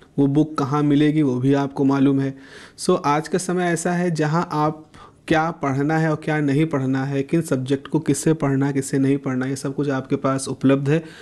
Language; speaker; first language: Hindi; native; Hindi